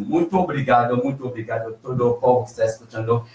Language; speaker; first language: Portuguese; non-native, learner; Haitian Creole